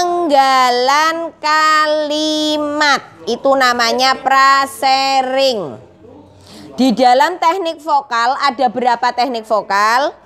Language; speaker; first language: Indonesian; non-native, local second language; Javanese